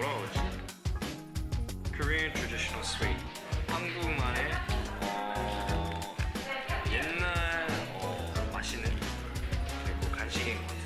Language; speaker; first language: Korean; early bilingual, heritage; Korean